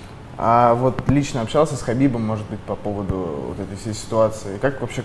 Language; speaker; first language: Russian; native; Russian